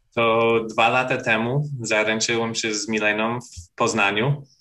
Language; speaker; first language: Polish; non-native, fluent; English